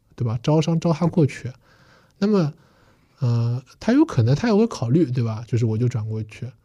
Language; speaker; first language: Chinese; non-native, fluent; Korean